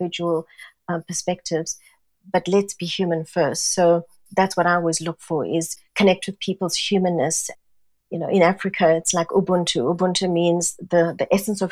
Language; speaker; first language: English; non-native, local second language; Italian